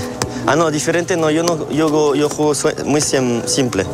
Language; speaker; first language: Spanish; non-native, learner; French